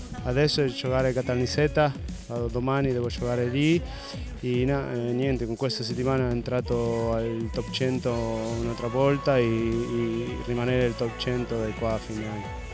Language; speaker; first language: Italian; non-native, fluent; Spanish